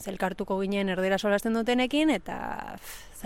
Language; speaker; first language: Basque; early bilingual, other home language; Spanish